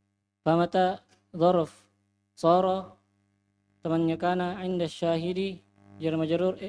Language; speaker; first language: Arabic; non-native, learner; Indonesian